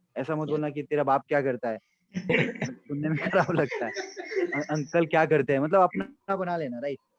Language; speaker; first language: Hindi; non-native, local second language; Assamese